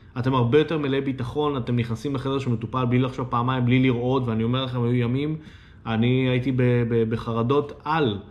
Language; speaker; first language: Hebrew; native; Hebrew